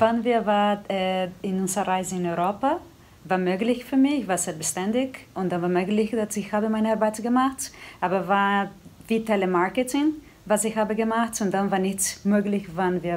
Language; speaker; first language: German; non-native, learner; Portuguese